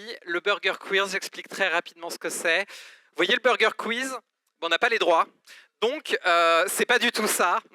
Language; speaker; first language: French; native; French